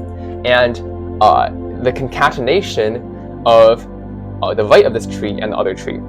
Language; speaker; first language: English; native; English